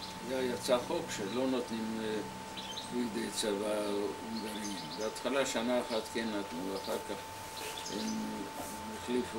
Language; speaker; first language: Hebrew; non-native, fluent; Hungarian